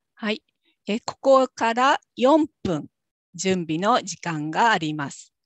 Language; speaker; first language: Japanese; native; Japanese